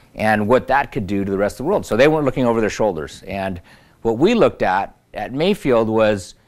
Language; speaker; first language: English; native; English